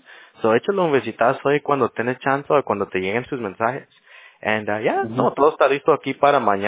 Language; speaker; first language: Spanish; early bilingual, heritage; English